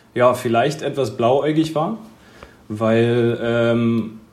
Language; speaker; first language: German; native; German